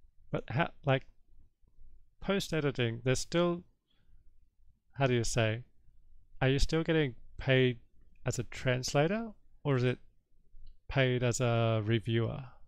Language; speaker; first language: English; native; English